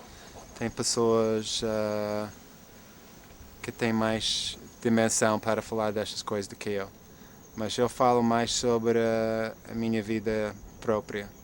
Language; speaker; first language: Portuguese; non-native, fluent; English